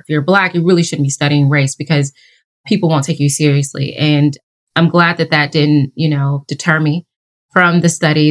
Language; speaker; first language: English; native; English